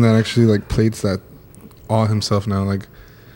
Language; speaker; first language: English; native; English